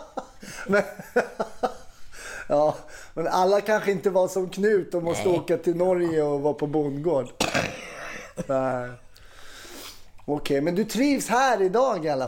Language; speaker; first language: Swedish; native; Swedish